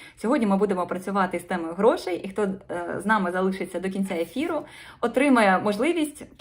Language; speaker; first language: Ukrainian; non-native, local second language; Russian